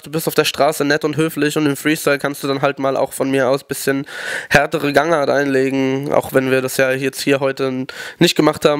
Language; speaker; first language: German; native; German